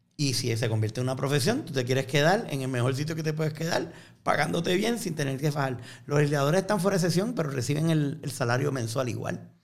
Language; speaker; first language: Spanish; native; Spanish